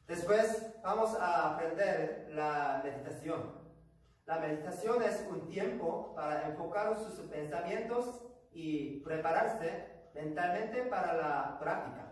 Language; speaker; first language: Spanish; non-native, learner; Korean